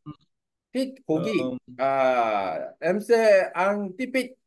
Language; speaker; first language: Vietnamese; non-native, learner; Korean